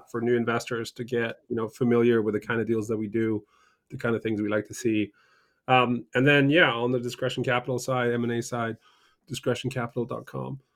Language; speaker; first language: English; early bilingual, other home language; Norwegian